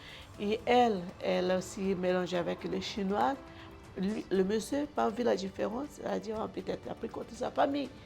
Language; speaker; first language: French; non-native, learner; Portuguese